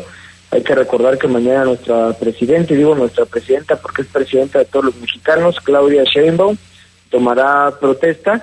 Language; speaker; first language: Spanish; native; Spanish